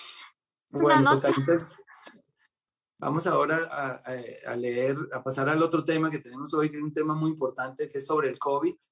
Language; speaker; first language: Spanish; native; Spanish